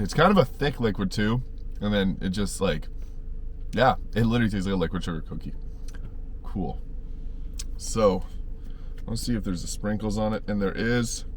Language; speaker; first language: English; native; English